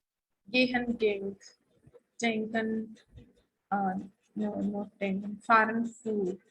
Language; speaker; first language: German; non-native, fluent; Hindi